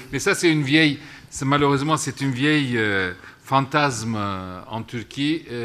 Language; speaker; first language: French; non-native, fluent; Turkish